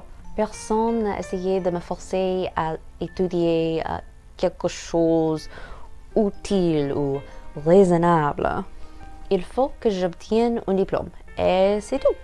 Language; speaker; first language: French; non-native, learner; English